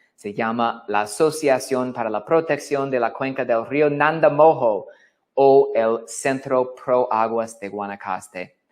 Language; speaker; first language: Spanish; non-native, fluent; English